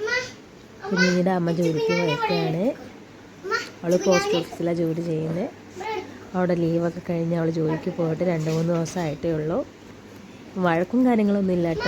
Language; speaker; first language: Malayalam; native; Malayalam